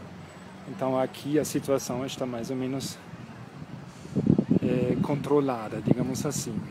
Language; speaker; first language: Portuguese; non-native, fluent; German